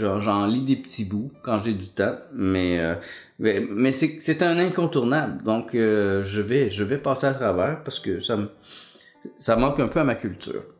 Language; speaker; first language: French; native; French